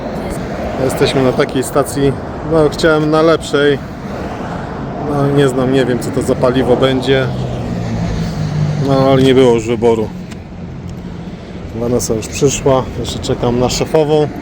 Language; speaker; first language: Polish; native; Polish